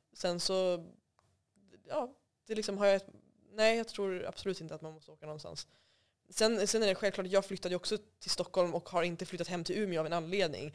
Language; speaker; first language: Swedish; native; Swedish